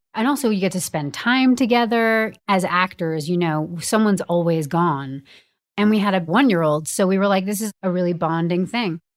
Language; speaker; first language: English; native; English